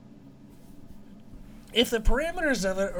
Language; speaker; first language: English; native; English